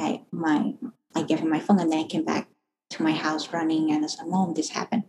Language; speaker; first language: English; non-native, fluent; Spanish